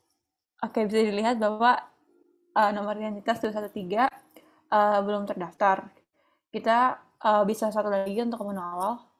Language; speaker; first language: Indonesian; native; Indonesian